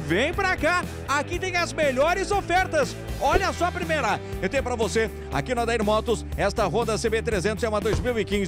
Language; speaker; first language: Portuguese; native; Portuguese